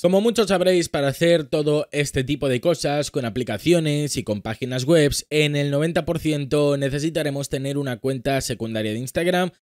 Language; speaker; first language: Spanish; native; Spanish